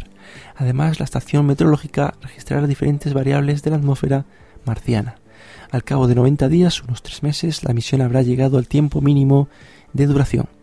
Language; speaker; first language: Spanish; native; Spanish